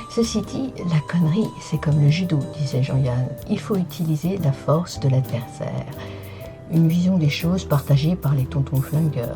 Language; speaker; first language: French; native; French